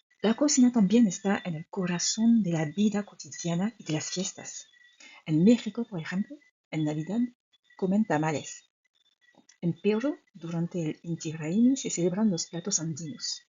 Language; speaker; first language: Spanish; non-native, fluent; French